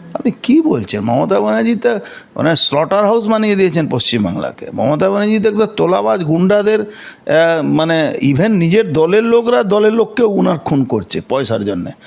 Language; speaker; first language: Bangla; non-native, local second language; Hindi